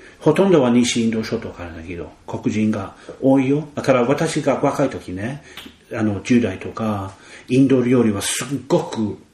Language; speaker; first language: Japanese; non-native, fluent; English